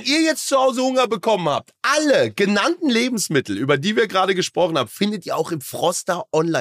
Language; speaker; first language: German; native; German